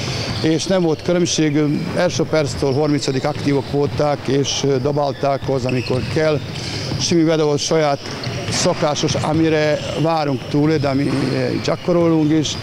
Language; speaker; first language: Hungarian; non-native, fluent; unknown